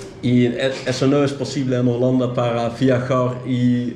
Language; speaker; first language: Spanish; non-native, learner; Dutch